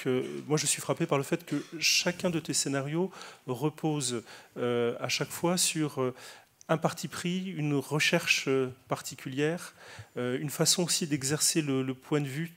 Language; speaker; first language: French; native; French